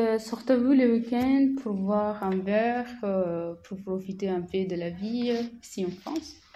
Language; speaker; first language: French; non-native, learner; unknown